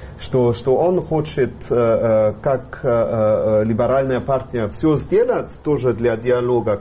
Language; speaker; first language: Russian; non-native, fluent; German